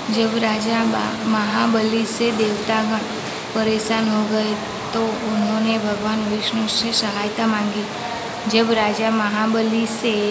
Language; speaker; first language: Hindi; non-native, local second language; Gujarati